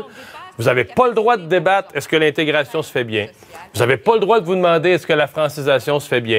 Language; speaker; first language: French; native; French